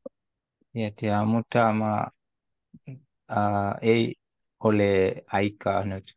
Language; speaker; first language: Finnish; non-native, learner; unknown